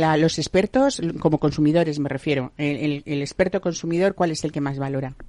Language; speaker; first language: Spanish; native; Spanish